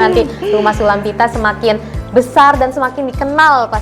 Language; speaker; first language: Indonesian; native; Indonesian